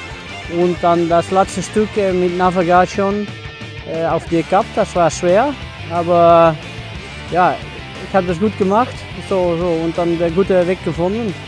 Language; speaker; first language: German; non-native, learner; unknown